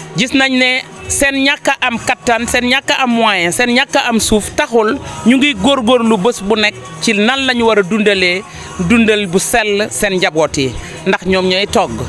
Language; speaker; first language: Wolof; non-native, local second language; Jola-Fonyi